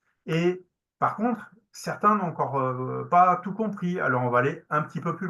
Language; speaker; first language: French; native; French